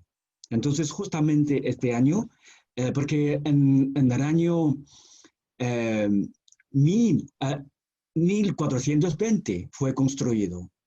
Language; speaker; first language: Spanish; non-native, fluent; Chinese